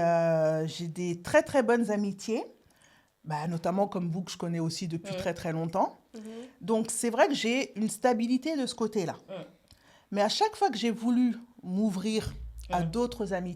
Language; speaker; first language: French; native; French